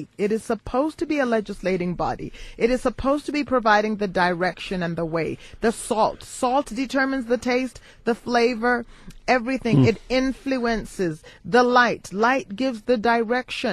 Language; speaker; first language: English; native; English